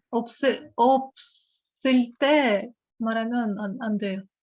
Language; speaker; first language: Korean; non-native, learner; Russian